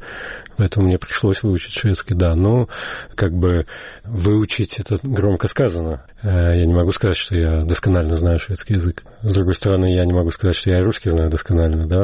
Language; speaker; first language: Russian; native; Russian